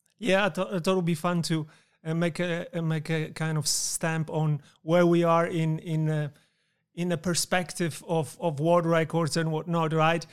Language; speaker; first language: English; non-native, fluent; Polish